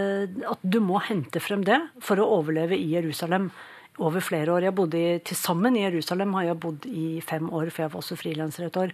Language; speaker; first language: Norwegian; native; Norwegian